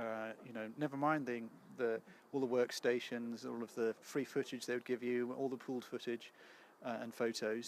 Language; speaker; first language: English; native; English